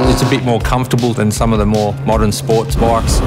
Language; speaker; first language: English; native; English